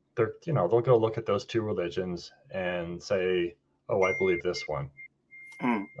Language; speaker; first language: English; native; English